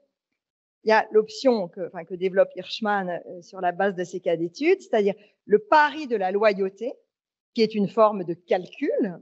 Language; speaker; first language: French; native; French